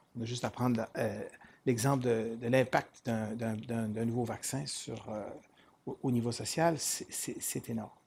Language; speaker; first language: French; native; French